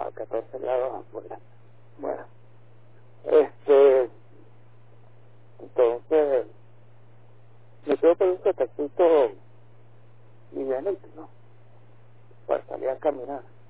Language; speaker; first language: Spanish; native; Spanish